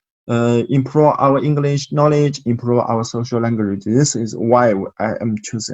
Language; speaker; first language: English; non-native, learner; Chinese